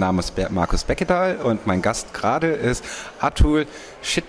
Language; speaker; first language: German; native; German